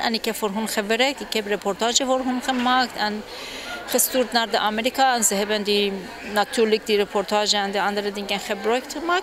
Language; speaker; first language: Dutch; non-native, fluent; Persian